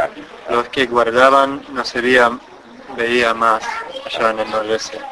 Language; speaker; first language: Spanish; non-native, fluent; English